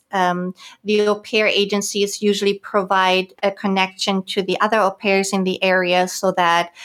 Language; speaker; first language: English; non-native, fluent; German